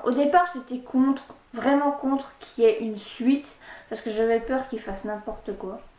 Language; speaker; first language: French; native; French